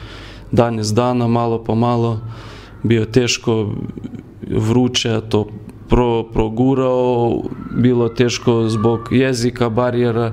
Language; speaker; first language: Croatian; non-native, learner; Lithuanian